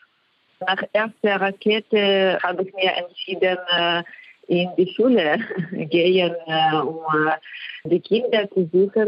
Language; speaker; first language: German; non-native, learner; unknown